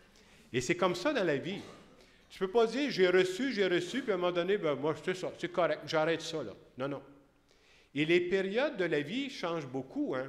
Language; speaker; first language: French; native; French